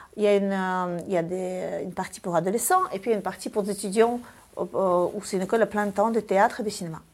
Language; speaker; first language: French; early bilingual, other home language; Russian